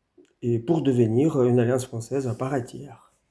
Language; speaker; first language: French; non-native, fluent; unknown